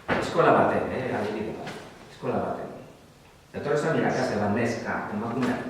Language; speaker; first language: Basque; non-native, fluent; Spanish